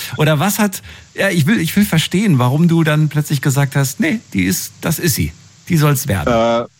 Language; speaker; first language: German; native; German